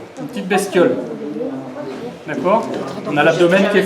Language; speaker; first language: French; native; French